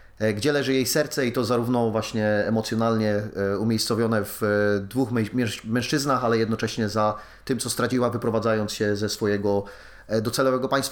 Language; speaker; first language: Polish; native; Polish